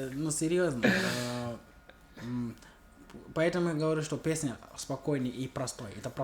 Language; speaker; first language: Russian; non-native, learner; English